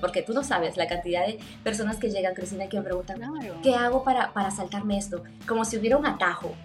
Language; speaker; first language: Spanish; native; Spanish